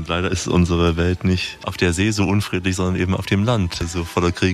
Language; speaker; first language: German; native; German